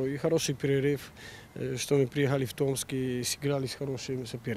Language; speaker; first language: Russian; non-native, learner; Polish